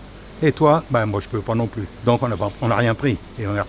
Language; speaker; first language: French; native; French